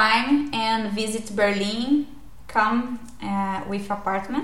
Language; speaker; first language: English; non-native, learner; Portuguese